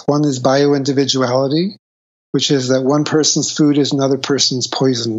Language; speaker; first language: English; native; English